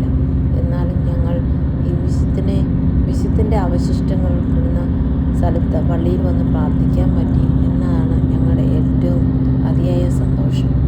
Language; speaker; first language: Malayalam; native; Malayalam